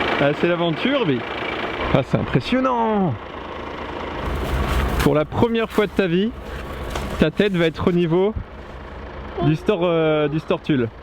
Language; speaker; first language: French; native; French